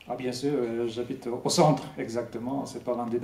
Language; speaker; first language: French; non-native, fluent; Hungarian